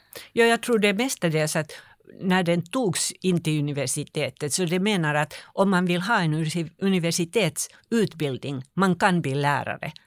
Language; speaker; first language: Swedish; non-native, local second language; Finnish